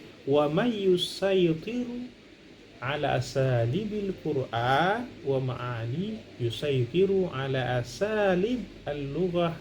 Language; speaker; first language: Arabic; non-native, fluent; Indonesian